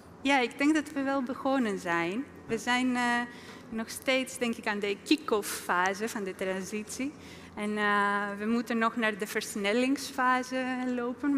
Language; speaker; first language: Dutch; non-native, fluent; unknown